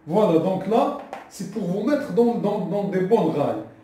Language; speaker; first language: French; non-native, local second language; Arabic